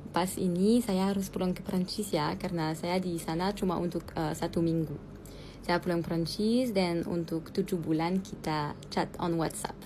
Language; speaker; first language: Indonesian; non-native, learner; French